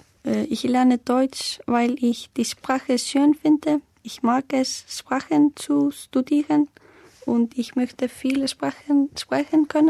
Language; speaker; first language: German; non-native, learner; Icelandic